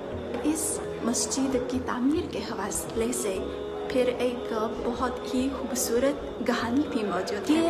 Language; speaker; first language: Hindi; non-native, fluent; Chinese